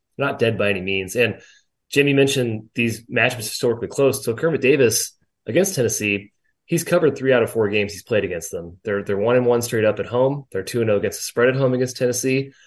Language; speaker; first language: English; native; English